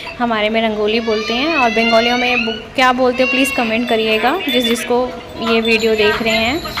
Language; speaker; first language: Hindi; native; Hindi